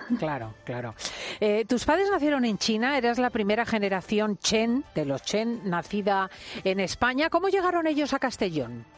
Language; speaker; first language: Spanish; native; Spanish